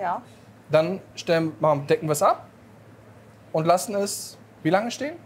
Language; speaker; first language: German; native; German